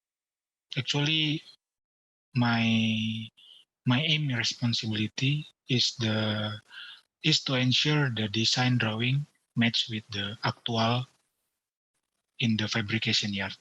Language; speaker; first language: English; non-native, learner; Indonesian